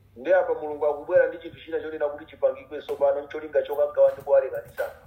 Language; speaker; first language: Nyanja; non-native, local second language; Tumbuka